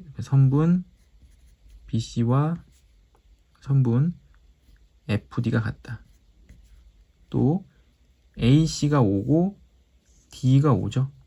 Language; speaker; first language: Korean; native; Korean